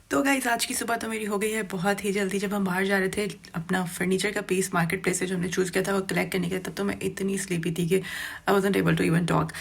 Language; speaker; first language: Urdu; native; Urdu